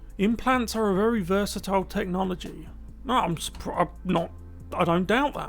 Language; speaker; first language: English; native; English